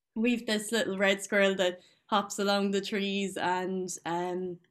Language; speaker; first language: English; native; English